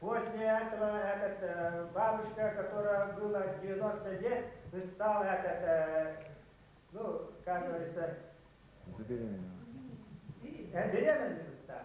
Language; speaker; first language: Russian; non-native, local second language; Yakut